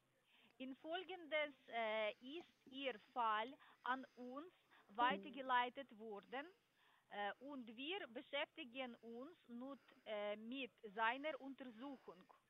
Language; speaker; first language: German; non-native, learner; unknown